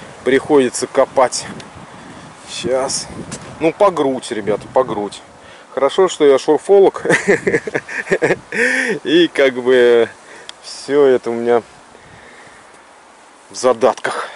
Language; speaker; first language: Russian; native; Russian